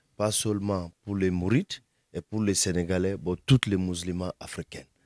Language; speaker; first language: French; non-native, fluent; Fula